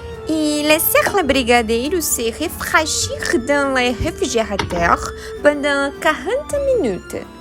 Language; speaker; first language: French; non-native, learner; Portuguese